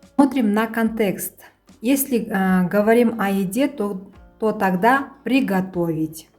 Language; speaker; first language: Russian; non-native, local second language; Kazakh